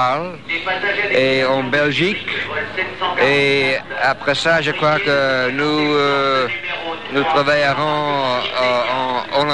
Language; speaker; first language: French; non-native, fluent; English